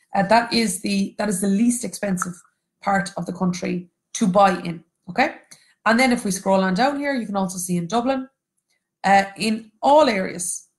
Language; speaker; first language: English; native; English